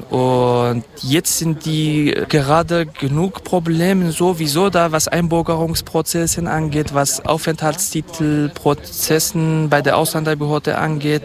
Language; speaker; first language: German; non-native, fluent; Kurdish